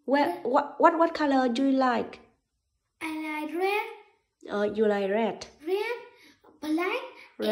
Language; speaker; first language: English; non-native, learner; Vietnamese